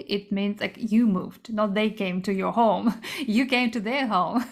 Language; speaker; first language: English; early bilingual, other home language; Korean